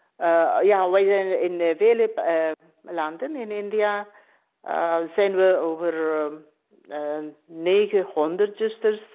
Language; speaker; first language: Dutch; non-native, learner; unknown